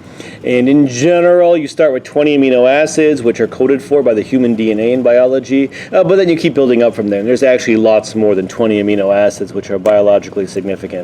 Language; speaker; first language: English; native; English